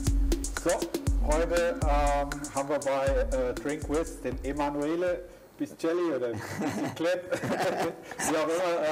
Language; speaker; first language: German; native; German